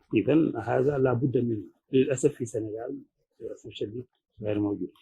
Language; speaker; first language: Arabic; non-native, fluent; Wolof